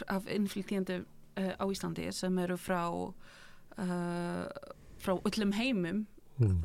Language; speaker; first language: Icelandic; non-native, fluent; Polish